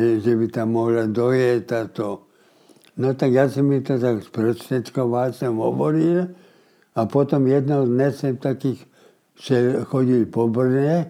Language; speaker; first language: Czech; early bilingual, heritage; Czech